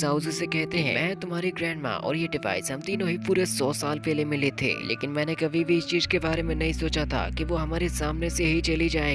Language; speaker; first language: Hindi; native; Hindi